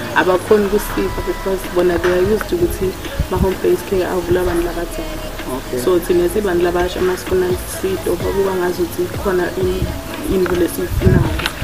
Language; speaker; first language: Zulu; non-native, local second language; Swati